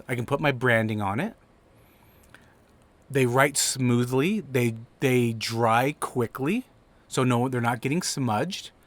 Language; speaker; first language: English; native; English